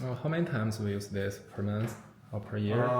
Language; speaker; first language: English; non-native, learner; Chinese